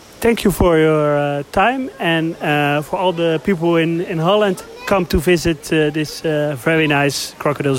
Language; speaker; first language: English; non-native, learner; Dutch